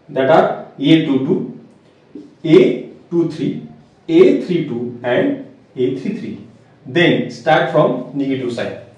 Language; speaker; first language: English; non-native, local second language; Marathi